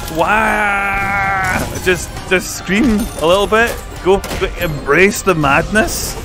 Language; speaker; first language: English; native; English